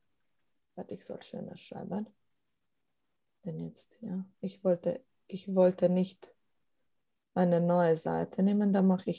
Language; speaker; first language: German; non-native, fluent; Romanian